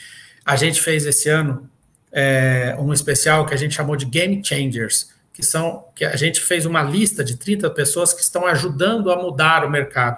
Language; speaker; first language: Portuguese; native; Portuguese